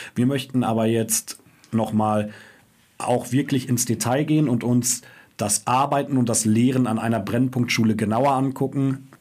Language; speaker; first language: German; native; German